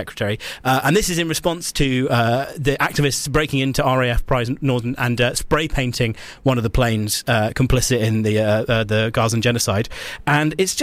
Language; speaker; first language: English; native; English